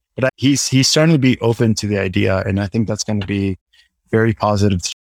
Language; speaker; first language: English; non-native, fluent; Spanish